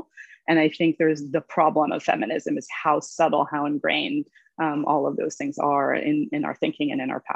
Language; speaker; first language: English; non-native, fluent; Hebrew